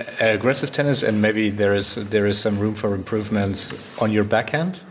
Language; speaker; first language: English; non-native, fluent; German